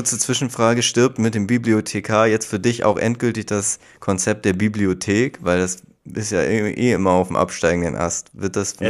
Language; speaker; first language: German; native; German